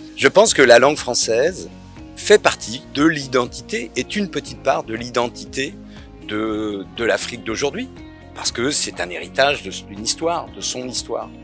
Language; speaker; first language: French; native; French